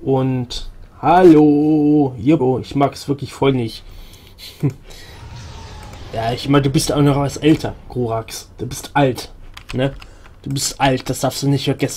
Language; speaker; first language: German; native; German